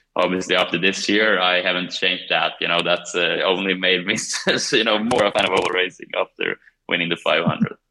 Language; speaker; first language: English; non-native, fluent; Swedish